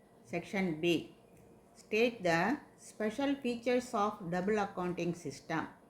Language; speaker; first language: English; non-native, local second language; Tamil